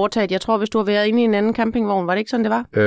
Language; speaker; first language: Danish; native; Danish